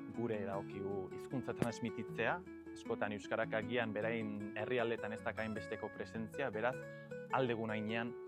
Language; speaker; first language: Basque; non-native, fluent; English